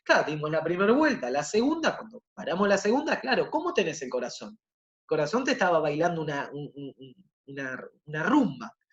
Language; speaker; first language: Spanish; native; Spanish